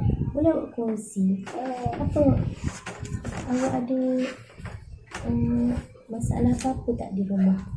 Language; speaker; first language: Malay; native; Malay